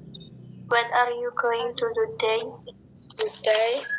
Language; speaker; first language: English; non-native, learner; Indonesian